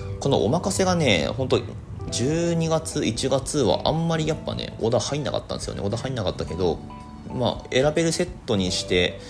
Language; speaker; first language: Japanese; native; Japanese